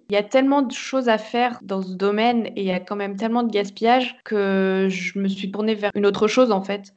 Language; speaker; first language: French; native; French